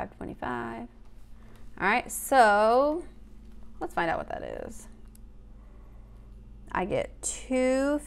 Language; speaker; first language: English; native; English